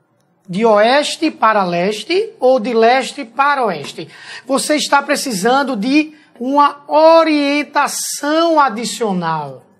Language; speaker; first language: Portuguese; native; Portuguese